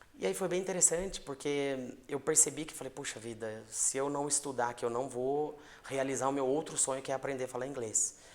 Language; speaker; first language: Portuguese; native; Portuguese